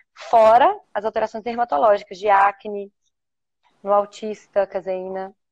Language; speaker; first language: Portuguese; native; Portuguese